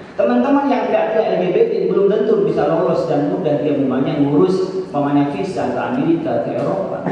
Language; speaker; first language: Indonesian; non-native, local second language; Madurese